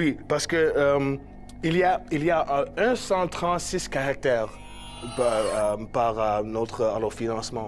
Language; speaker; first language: French; non-native, learner; English